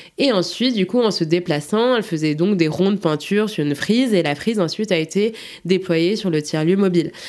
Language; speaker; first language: French; native; French